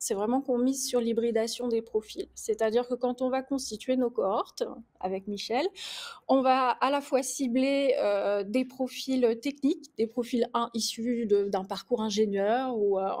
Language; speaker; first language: French; native; French